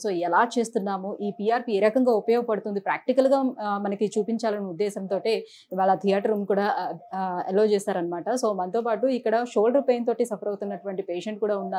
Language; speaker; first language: Telugu; native; Telugu